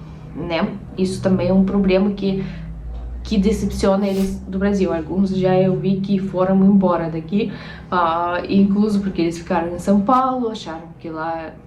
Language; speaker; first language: Portuguese; non-native, fluent; Russian